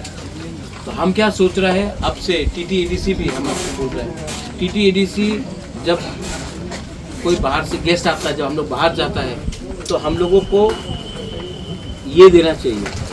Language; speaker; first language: Hindi; non-native, local second language; Kok Borok